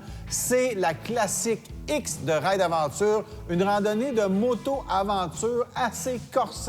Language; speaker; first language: French; native; French